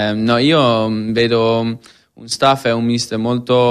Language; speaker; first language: Italian; non-native, fluent; Dutch